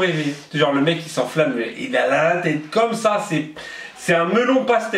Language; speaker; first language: French; native; French